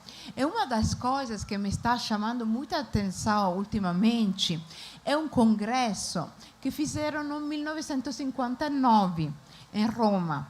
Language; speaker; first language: Portuguese; non-native, fluent; Italian